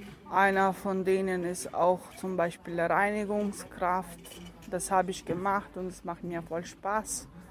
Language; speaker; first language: German; non-native, fluent; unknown